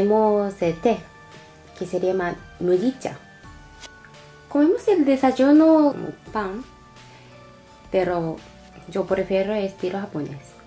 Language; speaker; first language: Spanish; non-native, fluent; Japanese